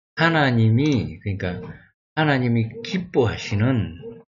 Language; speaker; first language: Korean; native; Korean